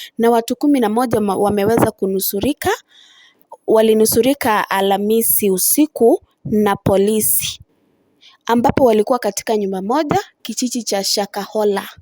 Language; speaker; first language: Swahili; non-native, local second language; Gusii